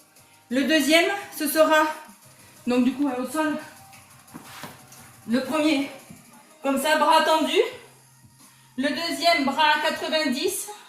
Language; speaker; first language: French; native; French